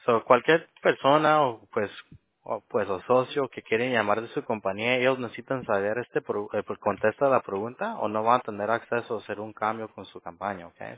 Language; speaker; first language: Spanish; early bilingual, heritage; Spanish